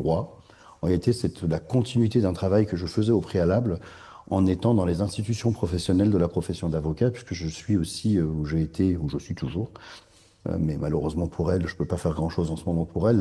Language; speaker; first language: French; non-native, fluent; Persian